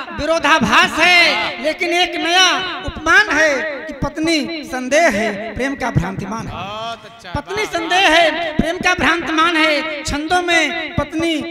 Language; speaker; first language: Hindi; native; Hindi